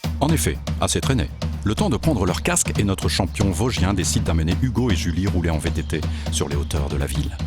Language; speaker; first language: French; native; French